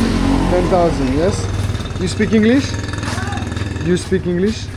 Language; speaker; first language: English; non-native, learner; French